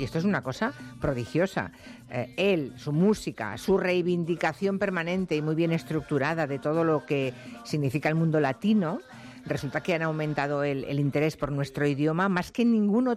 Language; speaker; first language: Spanish; native; Spanish